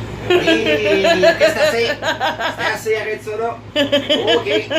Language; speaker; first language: French; native; French